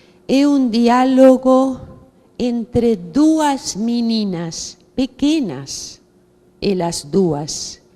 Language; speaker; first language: Portuguese; non-native, fluent; Spanish